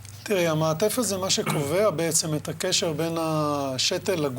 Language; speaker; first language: Hebrew; native; Hebrew